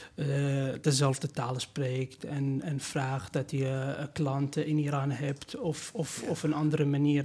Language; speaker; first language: Dutch; non-native, fluent; Persian